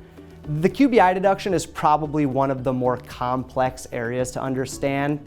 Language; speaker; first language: English; native; English